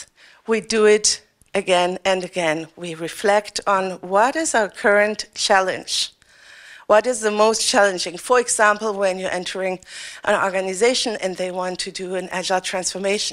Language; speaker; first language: English; non-native, fluent; German